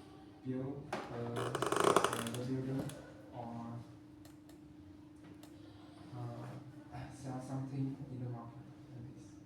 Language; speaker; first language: English; non-native, learner; Vietnamese